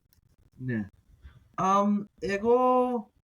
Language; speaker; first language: Greek; non-native, fluent; English